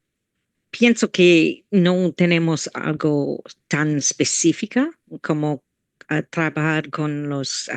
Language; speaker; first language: Spanish; non-native, fluent; English